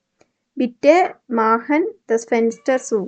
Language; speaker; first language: German; non-native, learner; Malayalam